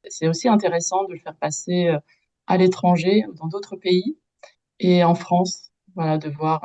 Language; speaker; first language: French; native; French